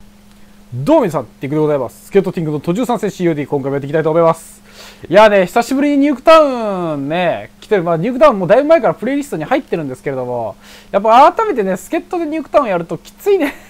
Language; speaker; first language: Japanese; native; Japanese